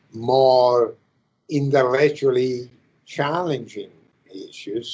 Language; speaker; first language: English; non-native, fluent; Italian